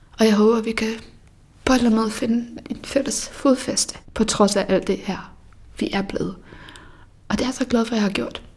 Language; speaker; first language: Danish; early bilingual, other home language; Bosnian